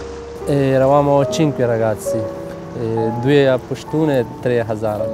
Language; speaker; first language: Italian; non-native, learner; Pashto